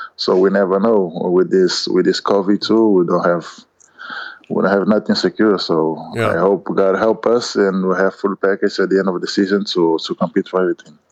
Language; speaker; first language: English; non-native, learner; Kabuverdianu